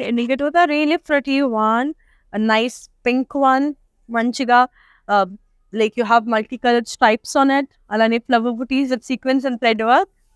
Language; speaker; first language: English; non-native, local second language; Telugu